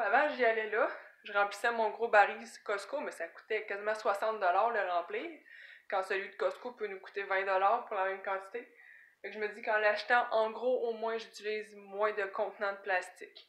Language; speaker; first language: French; native; French